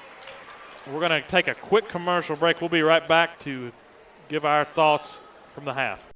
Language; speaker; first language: English; native; English